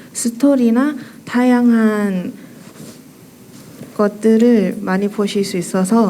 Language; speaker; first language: Korean; non-native, fluent; Thai